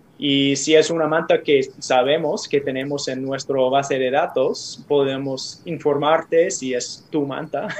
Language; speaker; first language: Spanish; non-native, learner; English